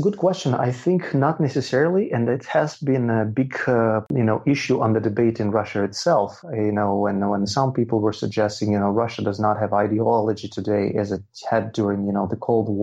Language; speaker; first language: English; non-native, fluent; Russian